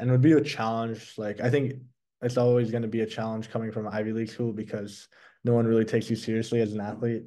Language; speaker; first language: English; early bilingual, other home language; Persian